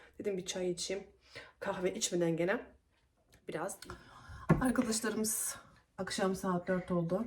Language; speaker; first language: Turkish; early bilingual, heritage; Turkish